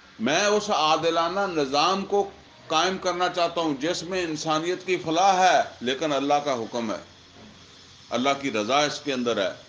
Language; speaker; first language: Urdu; non-native, local second language; Punjabi